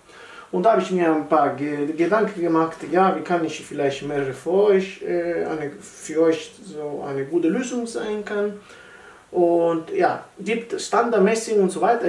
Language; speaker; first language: German; non-native, learner; Italian